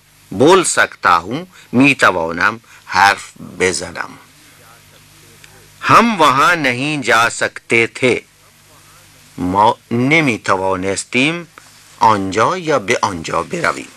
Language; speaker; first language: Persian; non-native, fluent; Urdu